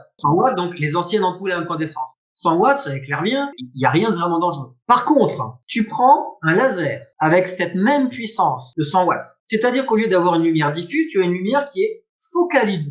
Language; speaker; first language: French; native; French